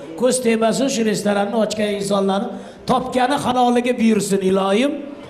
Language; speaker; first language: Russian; non-native, local second language; Uzbek